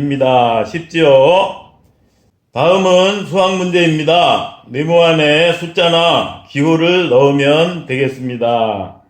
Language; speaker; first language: Korean; native; Korean